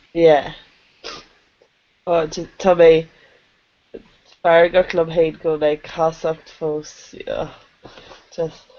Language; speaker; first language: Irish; non-native, local second language; English